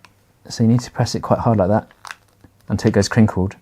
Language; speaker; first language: English; native; English